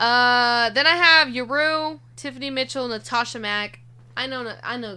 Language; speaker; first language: English; native; English